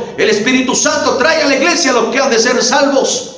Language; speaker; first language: Spanish; native; Spanish